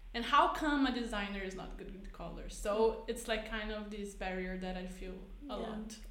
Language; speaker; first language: English; non-native, fluent; Portuguese